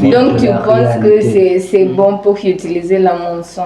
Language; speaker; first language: French; non-native, learner; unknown